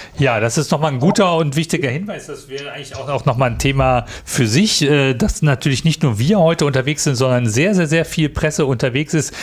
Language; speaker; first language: German; native; German